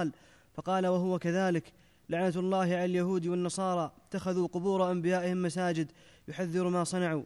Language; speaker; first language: Arabic; native; Arabic